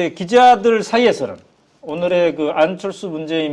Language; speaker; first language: Korean; native; Korean